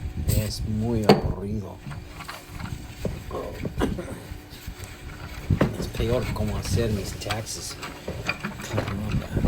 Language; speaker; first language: Spanish; non-native, learner; English